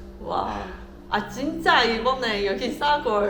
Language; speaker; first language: Korean; non-native, fluent; Chinese